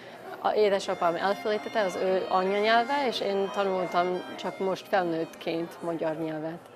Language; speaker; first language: Hungarian; non-native, fluent; English